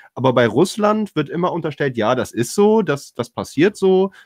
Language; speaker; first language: German; native; German